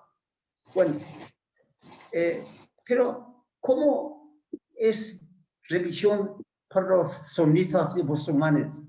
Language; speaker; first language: Spanish; non-native, learner; Persian